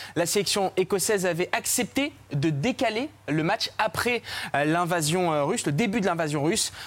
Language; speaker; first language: French; non-native, fluent; English